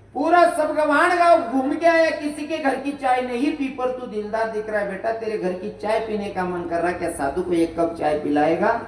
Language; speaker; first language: Hindi; non-native, local second language; Marathi